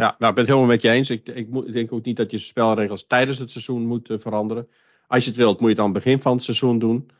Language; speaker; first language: Dutch; native; Dutch